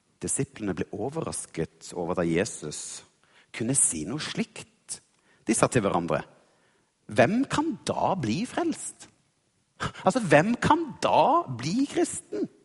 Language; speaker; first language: Norwegian; native; Norwegian